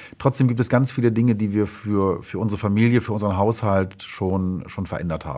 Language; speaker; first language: German; native; German